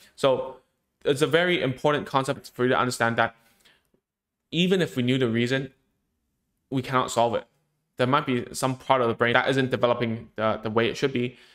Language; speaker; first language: English; non-native, local second language; Cantonese